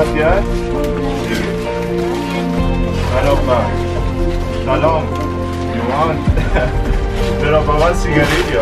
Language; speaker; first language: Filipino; non-native, learner; Arabic